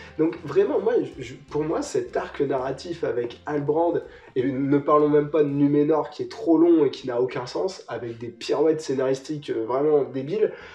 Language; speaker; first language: French; native; French